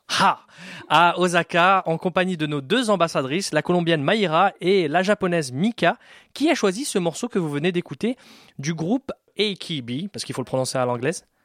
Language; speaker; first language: French; native; French